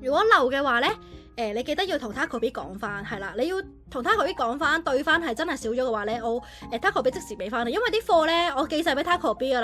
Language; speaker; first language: Cantonese; native; Cantonese